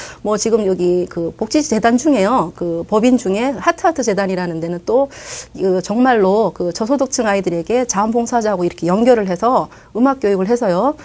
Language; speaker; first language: Korean; native; Korean